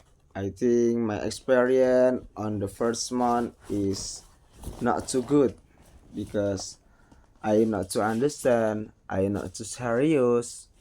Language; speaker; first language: English; non-native, learner; Indonesian